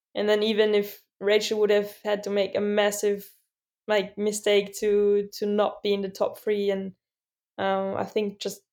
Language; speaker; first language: English; non-native, fluent; German